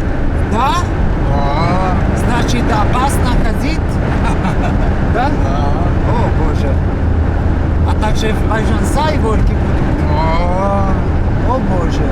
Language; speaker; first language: Russian; non-native, learner; Italian